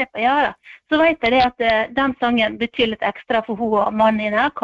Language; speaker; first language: Norwegian; native; Norwegian